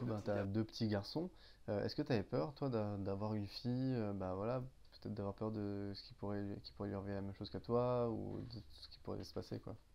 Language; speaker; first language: French; native; French